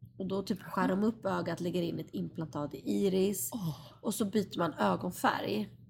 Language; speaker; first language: Swedish; native; Swedish